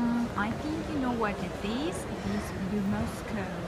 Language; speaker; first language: English; non-native, learner; Russian